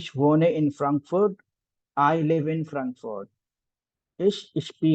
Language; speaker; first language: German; non-native, learner; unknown